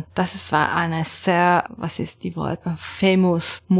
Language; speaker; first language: German; non-native, learner; Italian